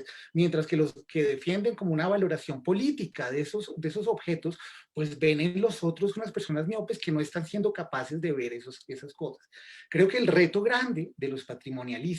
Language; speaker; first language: Spanish; native; Spanish